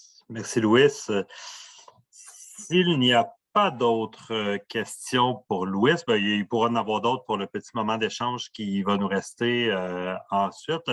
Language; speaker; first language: French; native; French